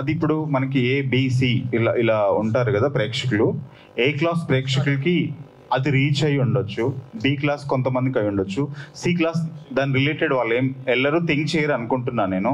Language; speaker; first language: Telugu; native; Telugu